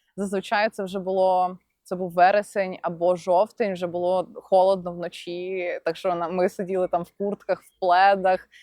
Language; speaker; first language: Ukrainian; non-native, local second language; Russian